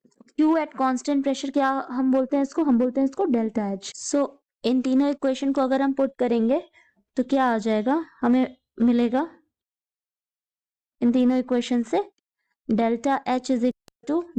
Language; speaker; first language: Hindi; native; Hindi